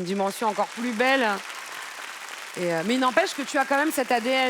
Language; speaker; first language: French; native; French